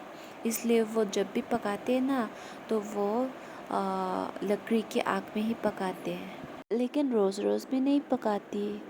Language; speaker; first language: Hindi; non-native, local second language; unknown